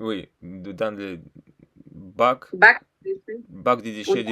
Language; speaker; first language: French; non-native, learner; Russian